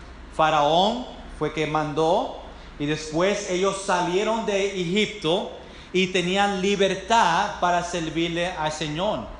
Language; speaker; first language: Spanish; non-native, fluent; English